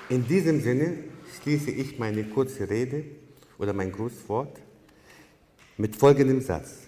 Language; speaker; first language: German; non-native, fluent; Arabic